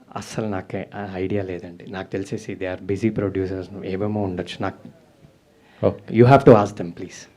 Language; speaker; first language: Telugu; native; Telugu